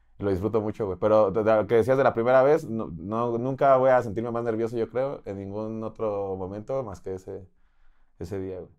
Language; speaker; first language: Spanish; native; Spanish